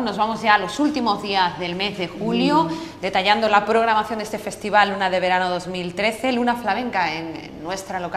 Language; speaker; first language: Spanish; native; Spanish